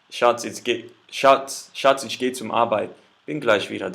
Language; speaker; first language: German; non-native, learner; English